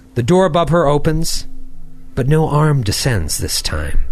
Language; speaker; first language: English; native; English